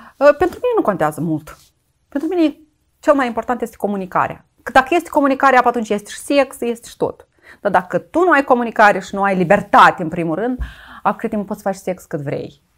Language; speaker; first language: Romanian; native; Romanian